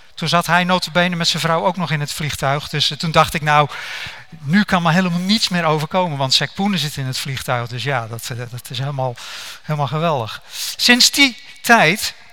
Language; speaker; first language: Dutch; native; Dutch